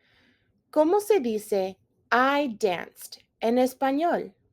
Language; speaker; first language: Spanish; non-native, fluent; English